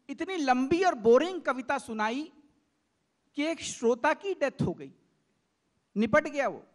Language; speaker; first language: Hindi; native; Hindi